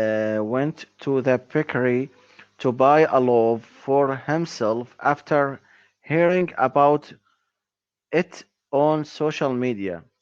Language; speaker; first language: English; non-native, learner; Arabic